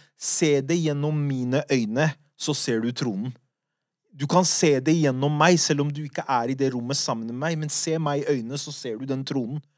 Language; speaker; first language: Norwegian; early bilingual, other home language; Kurdish